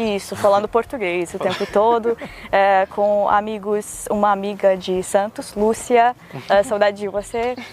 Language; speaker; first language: Portuguese; non-native, fluent; Macedonian